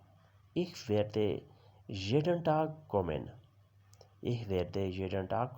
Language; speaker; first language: German; non-native, learner; Urdu